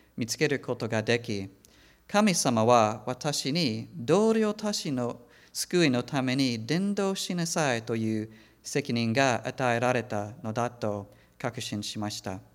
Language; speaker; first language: Japanese; non-native, fluent; English